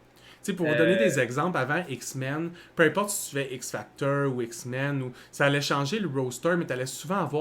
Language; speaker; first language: French; native; French